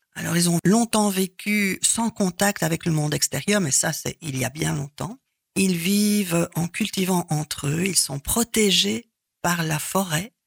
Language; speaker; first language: French; native; French